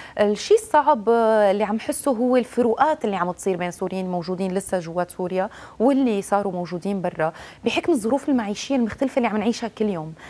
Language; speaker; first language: Arabic; native; Arabic